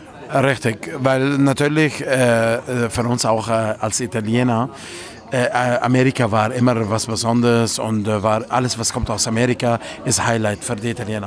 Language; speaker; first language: German; non-native, fluent; Italian